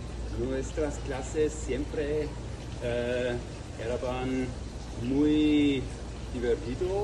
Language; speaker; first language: Spanish; non-native, learner; German